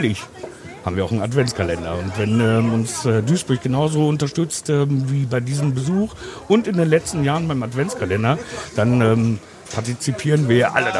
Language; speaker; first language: German; native; German